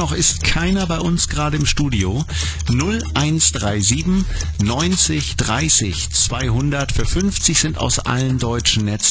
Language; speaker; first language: German; native; German